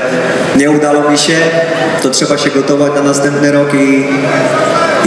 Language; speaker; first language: Polish; non-native, fluent; Czech